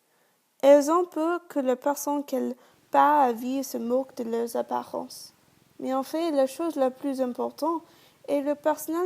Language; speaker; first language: French; non-native, learner; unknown